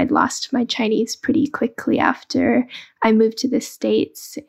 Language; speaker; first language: English; early bilingual, other home language; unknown